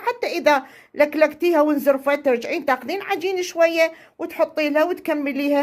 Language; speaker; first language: Arabic; native; Arabic